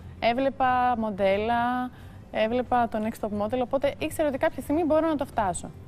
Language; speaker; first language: Greek; early bilingual, heritage; Greek